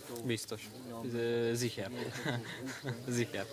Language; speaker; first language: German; non-native, learner; Hungarian